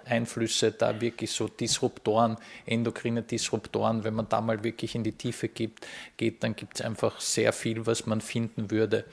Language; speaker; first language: German; native; German